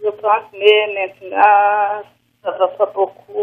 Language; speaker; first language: French; non-native, learner; Rundi